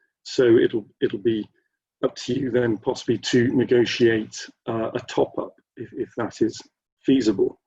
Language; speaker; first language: English; native; English